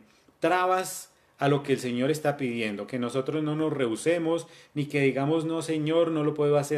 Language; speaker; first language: Spanish; native; Spanish